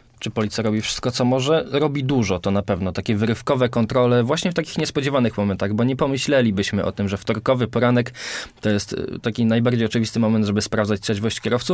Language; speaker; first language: Polish; native; Polish